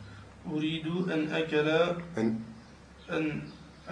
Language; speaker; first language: Arabic; non-native, learner; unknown